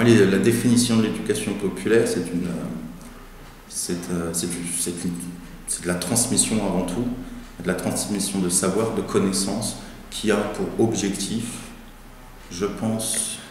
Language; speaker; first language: French; native; French